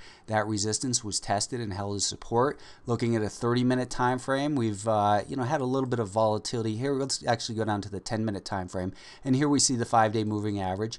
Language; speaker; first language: English; native; English